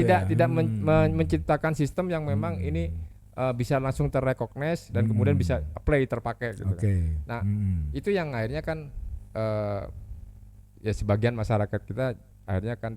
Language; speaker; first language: Indonesian; non-native, local second language; Javanese